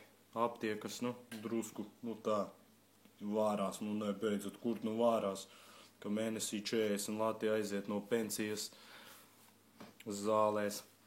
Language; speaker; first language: Latvian; native; Latvian